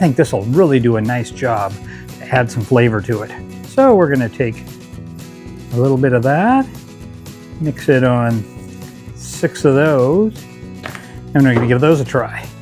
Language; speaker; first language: English; native; English